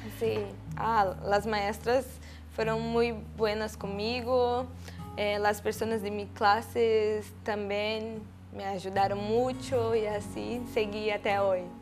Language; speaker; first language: Spanish; non-native, learner; Portuguese